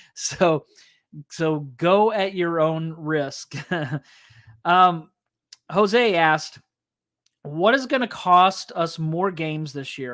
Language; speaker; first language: English; native; English